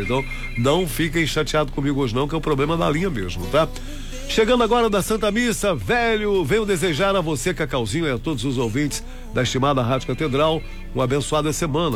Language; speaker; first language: Portuguese; native; Portuguese